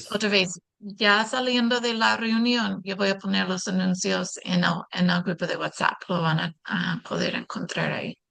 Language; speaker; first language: Spanish; non-native, fluent; English